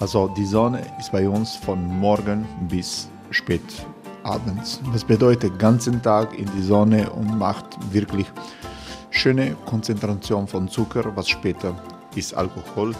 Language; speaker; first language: German; non-native, learner; Croatian